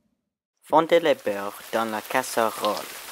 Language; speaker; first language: French; non-native, learner; English